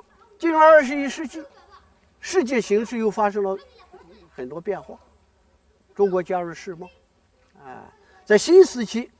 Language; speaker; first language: Chinese; native; Chinese